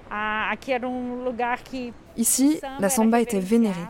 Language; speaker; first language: French; non-native, fluent; Portuguese